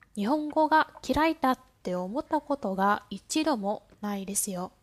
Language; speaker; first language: Japanese; non-native, fluent; Vietnamese